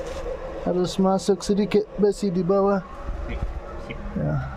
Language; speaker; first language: Indonesian; non-native, learner; English